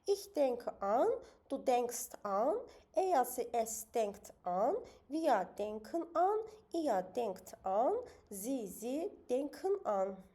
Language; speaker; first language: German; non-native, fluent; Azerbaijani